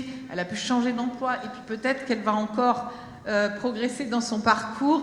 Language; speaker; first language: French; native; French